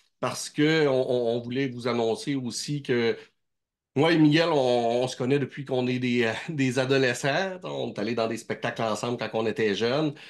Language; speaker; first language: French; native; French